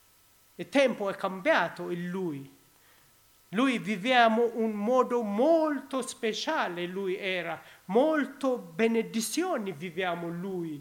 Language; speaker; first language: Italian; non-native, learner; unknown